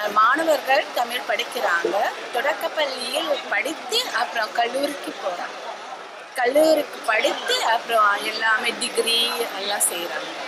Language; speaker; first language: Tamil; early bilingual, heritage; Tamil